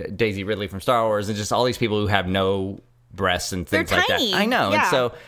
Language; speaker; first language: English; native; English